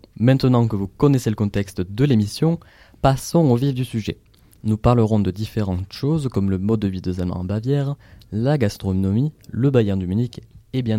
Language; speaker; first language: French; native; French